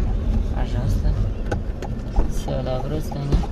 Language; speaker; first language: Russian; non-native, local second language; Kyrgyz